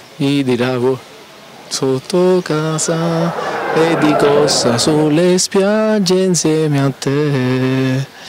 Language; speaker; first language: Italian; native; Italian